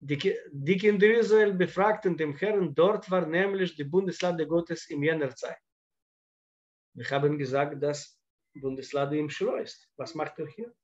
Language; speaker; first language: German; non-native, fluent; Russian